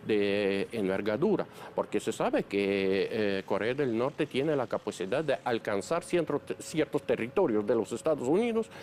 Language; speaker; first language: Spanish; non-native, fluent; Russian